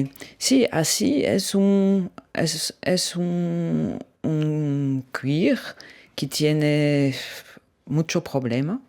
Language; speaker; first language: Spanish; non-native, learner; French